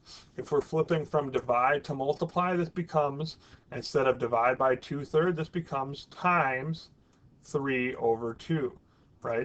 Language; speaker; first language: English; native; English